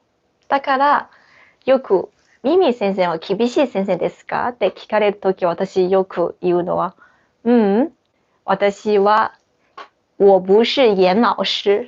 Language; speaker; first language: Japanese; non-native, fluent; Chinese